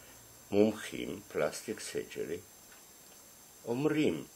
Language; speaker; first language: Hebrew; non-native, fluent; Russian